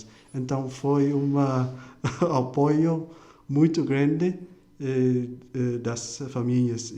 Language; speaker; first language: Portuguese; non-native, fluent; Vietnamese